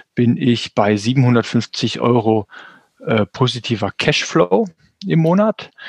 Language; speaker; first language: German; native; German